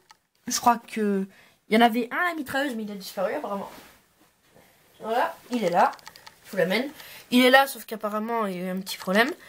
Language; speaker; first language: French; native; French